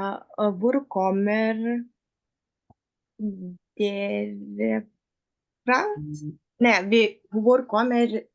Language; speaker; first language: Norwegian; non-native, learner; Lithuanian